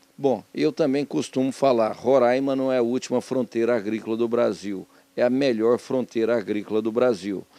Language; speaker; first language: Portuguese; native; Portuguese